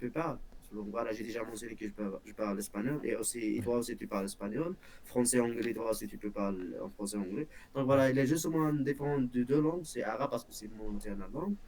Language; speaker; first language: French; non-native, local second language; Berber languages